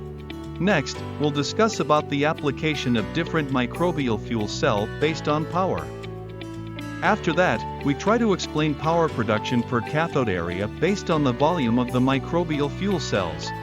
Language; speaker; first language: English; non-native, fluent; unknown